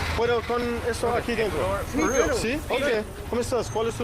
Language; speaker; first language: Spanish; non-native, learner; English